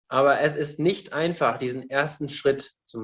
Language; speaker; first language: German; non-native, fluent; Indonesian